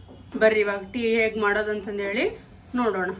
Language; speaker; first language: Kannada; native; Kannada